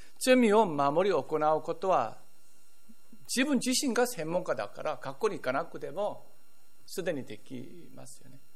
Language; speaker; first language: Japanese; non-native, fluent; Korean